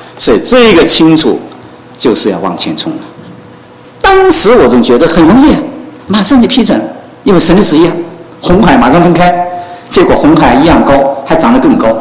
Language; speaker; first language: Chinese; non-native, local second language; Cantonese